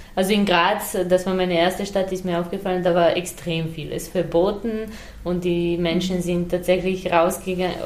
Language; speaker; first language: German; non-native, fluent; Serbian